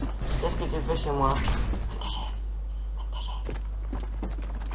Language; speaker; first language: French; native; French